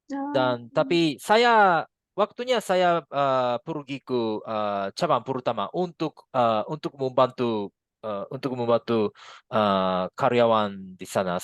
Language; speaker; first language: Indonesian; non-native, fluent; Japanese